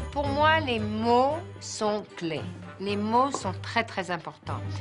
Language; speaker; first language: French; native; French